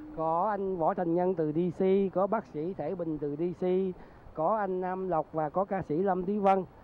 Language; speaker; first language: Vietnamese; native; Vietnamese